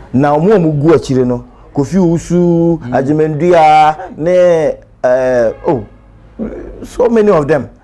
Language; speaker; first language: English; non-native, local second language; Akan